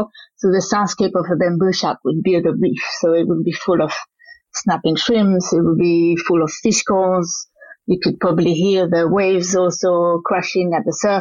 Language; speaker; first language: English; non-native, fluent; French